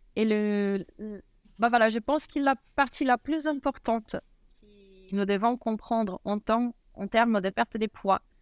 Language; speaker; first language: French; non-native, fluent; Portuguese